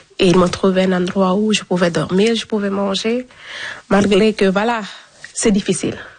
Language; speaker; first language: French; non-native, local second language; Fula